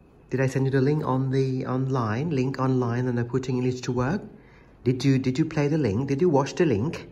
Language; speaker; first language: English; non-native, fluent; Thai